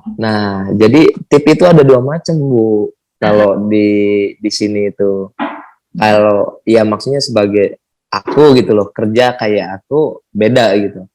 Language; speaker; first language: Indonesian; native; Indonesian